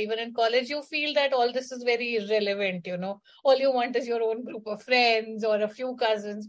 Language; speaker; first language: English; non-native, local second language; Hindi